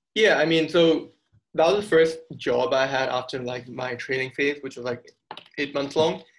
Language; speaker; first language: English; early bilingual, other home language; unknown